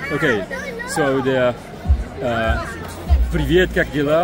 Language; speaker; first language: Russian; non-native, learner; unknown